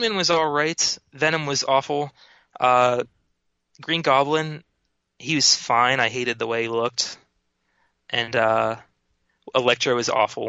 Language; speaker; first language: English; native; English